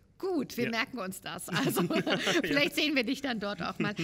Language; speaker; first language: German; native; German